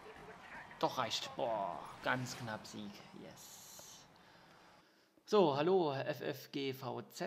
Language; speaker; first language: German; native; German